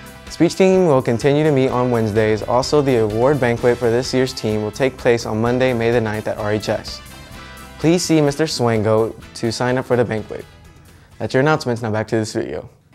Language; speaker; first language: English; native; English